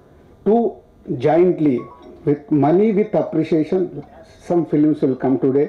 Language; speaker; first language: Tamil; non-native, learner; Telugu